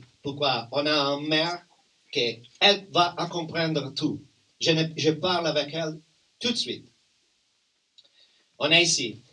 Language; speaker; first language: French; non-native, learner; Italian